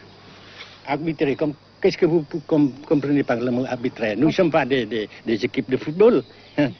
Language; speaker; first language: French; non-native, local second language; Vietnamese